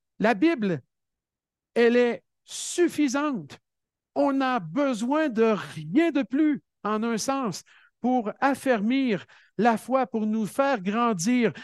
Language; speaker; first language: French; native; French